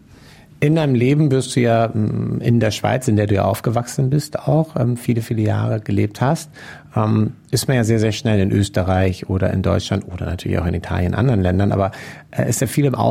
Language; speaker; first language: German; native; German